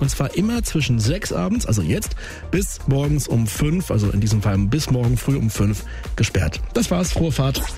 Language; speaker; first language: German; native; German